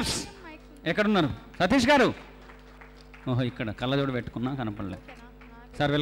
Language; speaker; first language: Telugu; native; Telugu